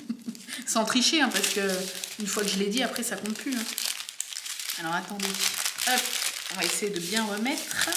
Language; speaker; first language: French; native; French